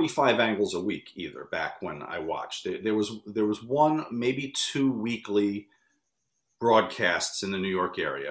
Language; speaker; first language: English; native; English